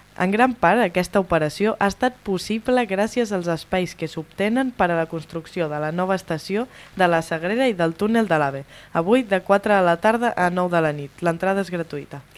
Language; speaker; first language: Catalan; native; Catalan